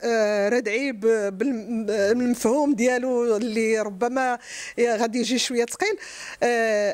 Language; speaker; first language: Arabic; native; Arabic